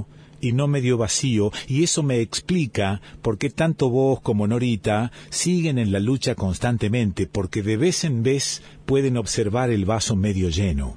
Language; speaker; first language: Spanish; native; Spanish